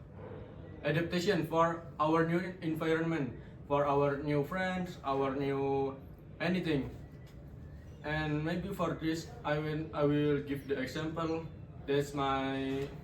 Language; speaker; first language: English; non-native, learner; Indonesian